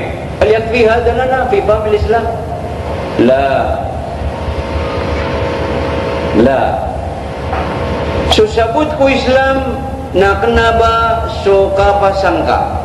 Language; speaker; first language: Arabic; non-native, fluent; Maranao